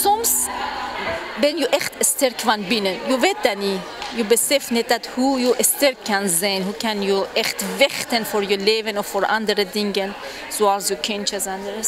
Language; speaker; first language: Dutch; non-native, fluent; Persian